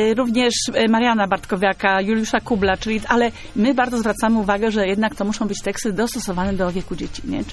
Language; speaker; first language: Polish; native; Polish